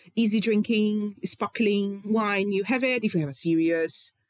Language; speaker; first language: English; non-native, fluent; Portuguese